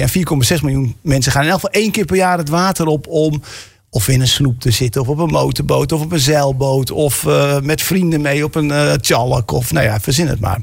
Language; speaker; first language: Dutch; native; Dutch